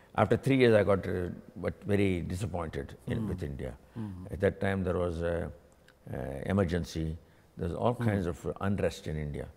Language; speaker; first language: English; non-native, local second language; Tamil